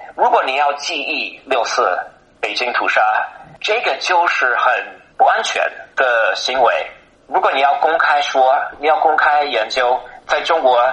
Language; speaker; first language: Chinese; non-native, fluent; English